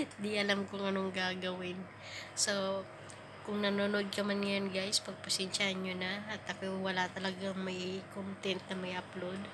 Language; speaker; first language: Filipino; non-native, local second language; Waray